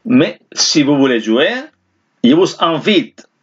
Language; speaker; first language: French; non-native, fluent; Spanish